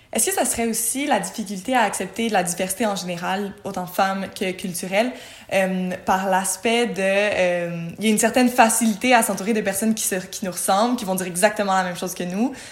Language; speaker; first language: French; native; French